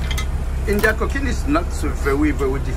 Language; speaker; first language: English; non-native, learner; French